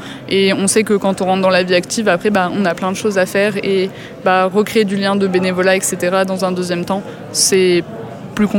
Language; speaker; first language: French; native; French